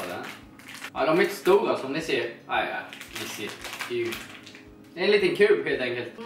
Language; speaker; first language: Swedish; native; Swedish